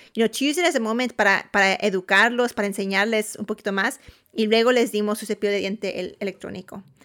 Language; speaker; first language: Spanish; early bilingual, heritage; Spanish